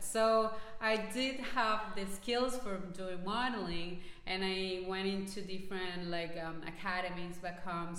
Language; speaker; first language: English; non-native, fluent; Spanish